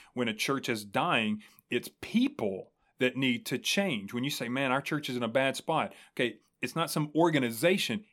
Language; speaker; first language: English; native; English